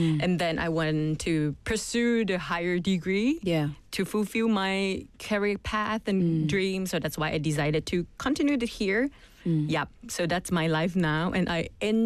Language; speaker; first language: English; non-native, fluent; Thai